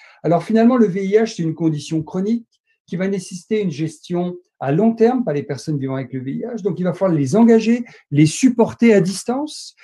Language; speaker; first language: French; native; French